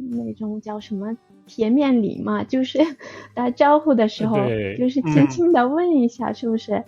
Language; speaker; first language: Chinese; non-native, fluent; Russian